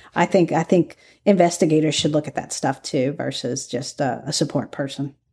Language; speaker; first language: English; native; English